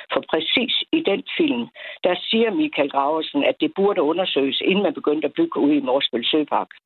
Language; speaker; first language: Danish; native; Danish